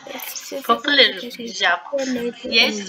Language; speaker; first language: English; non-native, learner; Turkish